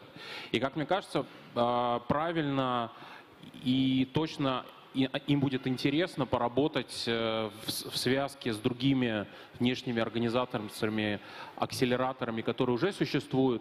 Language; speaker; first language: Russian; native; Russian